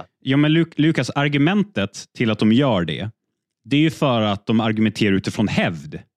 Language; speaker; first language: Swedish; native; Swedish